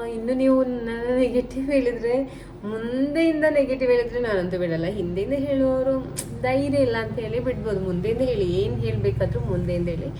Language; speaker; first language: Kannada; non-native, local second language; Malayalam